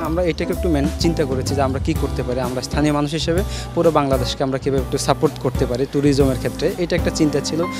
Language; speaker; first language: Bangla; non-native, local second language; Chakma